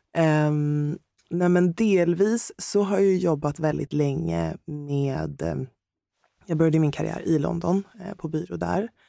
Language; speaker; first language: Swedish; native; Swedish